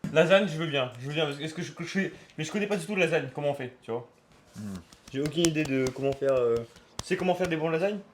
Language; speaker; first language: French; native; French